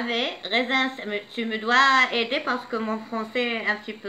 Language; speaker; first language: French; non-native, fluent; Arabic